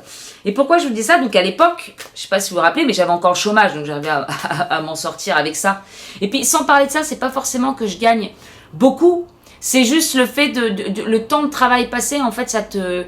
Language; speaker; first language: French; native; French